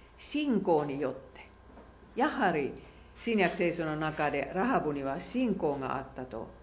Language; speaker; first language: Japanese; non-native, fluent; Finnish